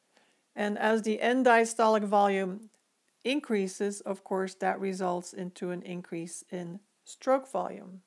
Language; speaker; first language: English; native; English